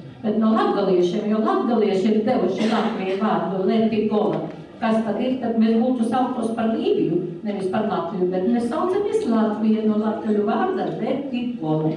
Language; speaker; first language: Latvian; native; Latvian